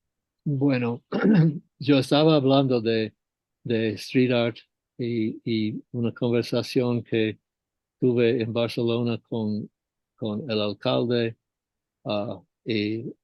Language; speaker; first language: Spanish; non-native, fluent; English